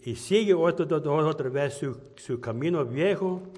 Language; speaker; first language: Spanish; non-native, fluent; English